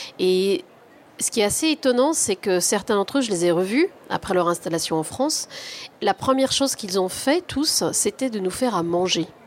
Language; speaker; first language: French; native; French